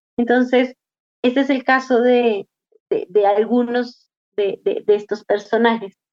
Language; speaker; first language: Spanish; native; Spanish